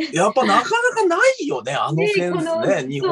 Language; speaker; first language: Japanese; native; Japanese